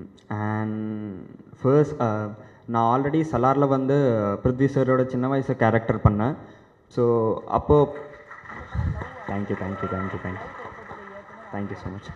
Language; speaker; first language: Tamil; non-native, learner; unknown